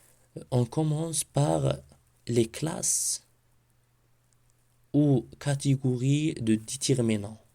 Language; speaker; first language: French; non-native, local second language; Arabic